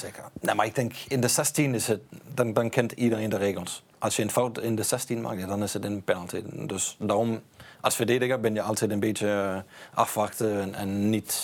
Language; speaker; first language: Dutch; non-native, fluent; Danish